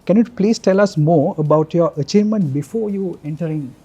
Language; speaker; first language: English; non-native, local second language; Sinhala